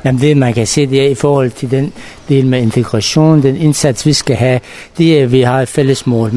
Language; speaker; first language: Danish; non-native, fluent; Persian